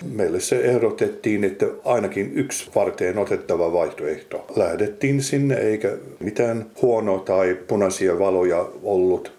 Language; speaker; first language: Finnish; non-native, fluent; English